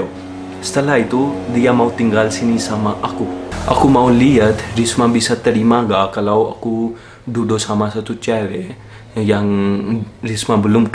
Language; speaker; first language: Indonesian; non-native, learner; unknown